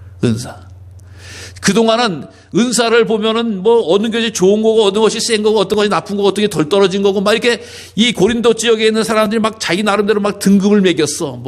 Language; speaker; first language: Korean; native; Korean